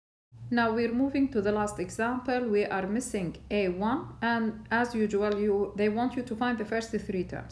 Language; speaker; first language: English; non-native, fluent; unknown